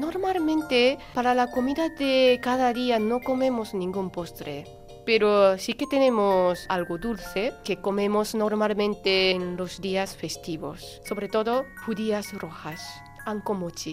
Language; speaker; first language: Spanish; non-native, fluent; Japanese